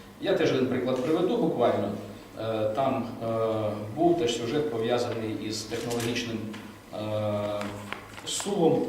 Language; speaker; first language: Ukrainian; native; Ukrainian